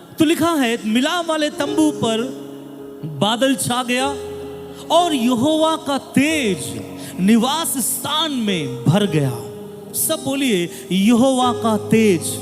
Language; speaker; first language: Hindi; non-native, local second language; Bangla